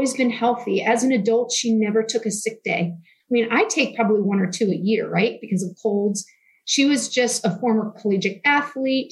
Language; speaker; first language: English; native; English